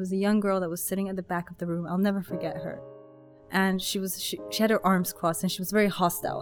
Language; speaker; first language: English; native; English